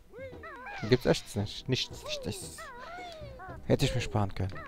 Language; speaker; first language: German; native; German